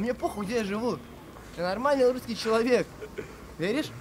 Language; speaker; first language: Russian; native; Russian